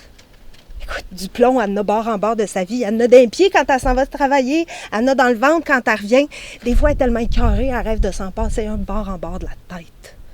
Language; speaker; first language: French; native; French